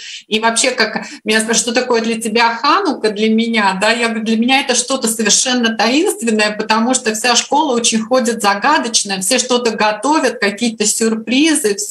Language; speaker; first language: Russian; native; Russian